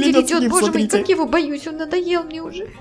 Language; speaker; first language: Russian; native; Russian